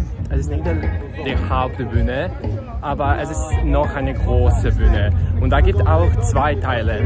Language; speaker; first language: German; non-native, learner; Serbian